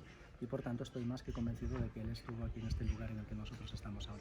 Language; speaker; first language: Spanish; native; Spanish